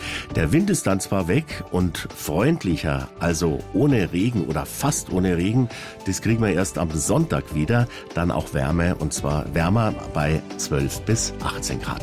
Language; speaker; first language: German; native; German